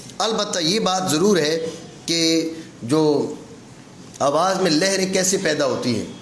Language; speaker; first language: Urdu; non-native, local second language; Punjabi